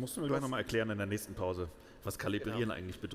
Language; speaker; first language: German; native; German